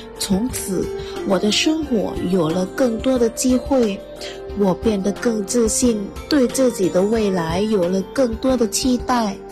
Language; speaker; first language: Chinese; non-native, fluent; Thai